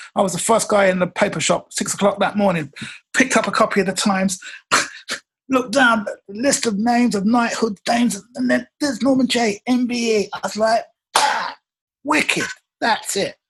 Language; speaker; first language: English; native; English